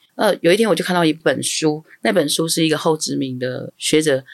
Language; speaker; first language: Chinese; non-native, local second language; Amis